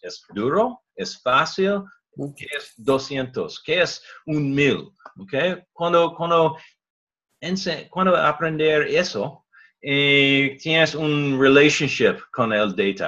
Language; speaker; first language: Spanish; non-native, learner; English